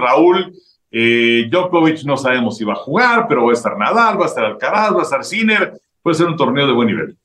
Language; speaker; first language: Spanish; native; Spanish